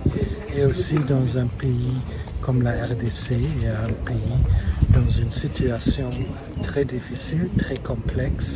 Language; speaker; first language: French; non-native, fluent; German